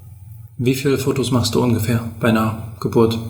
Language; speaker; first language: German; native; German